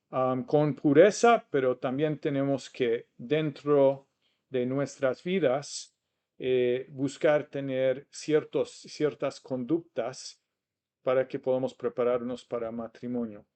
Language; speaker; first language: Spanish; non-native, fluent; English